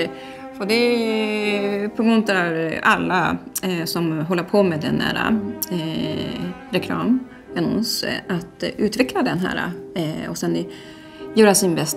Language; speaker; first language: Swedish; non-native, learner; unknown